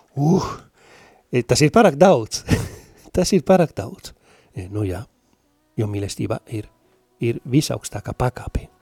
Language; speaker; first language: Latvian; non-native, learner; Spanish